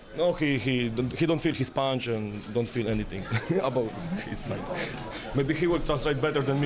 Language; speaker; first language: English; non-native, learner; Polish